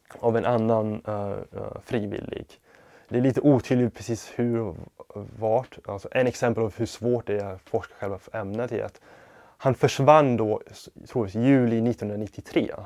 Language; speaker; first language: Swedish; non-native, fluent; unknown